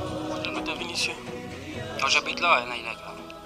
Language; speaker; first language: French; non-native, learner; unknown